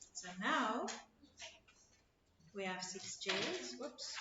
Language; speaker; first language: English; non-native, local second language; Afrikaans